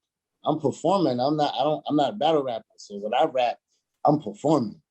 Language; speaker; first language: English; native; English